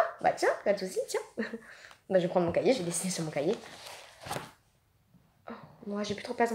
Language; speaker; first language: French; native; French